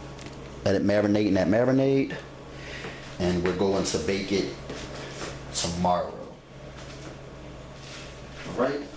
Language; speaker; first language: English; native; English